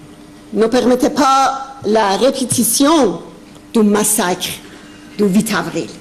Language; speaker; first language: French; non-native, fluent; Persian